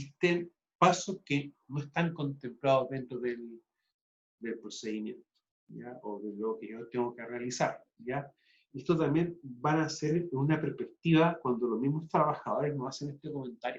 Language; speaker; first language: Spanish; native; Spanish